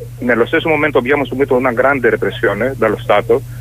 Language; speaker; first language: Italian; non-native, learner; Greek